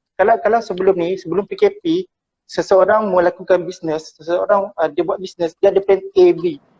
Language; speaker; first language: Malay; native; Malay